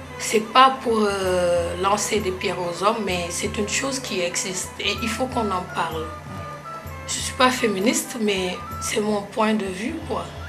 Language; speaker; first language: French; non-native, local second language; Wolof